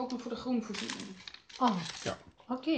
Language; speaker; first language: Dutch; non-native, learner; Nepali